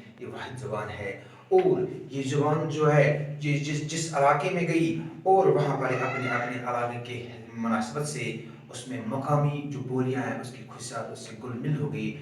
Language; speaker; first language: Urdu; non-native, local second language; Kashmiri